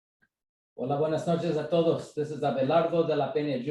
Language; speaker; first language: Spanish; early bilingual, heritage; Spanish